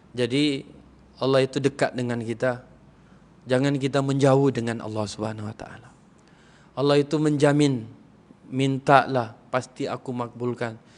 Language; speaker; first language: Malay; non-native, local second language; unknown